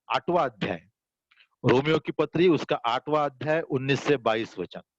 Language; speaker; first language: Hindi; non-native, local second language; Marathi